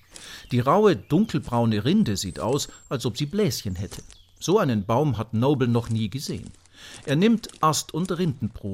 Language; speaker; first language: German; native; German